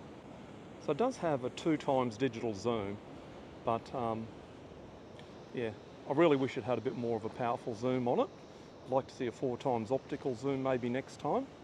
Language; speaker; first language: English; native; English